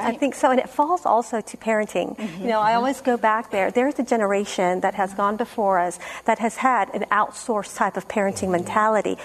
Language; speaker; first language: English; non-native, fluent; Spanish